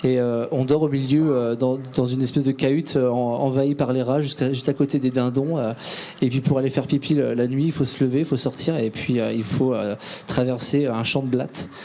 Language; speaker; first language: French; native; French